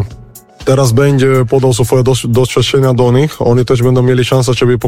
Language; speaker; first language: Polish; non-native, fluent; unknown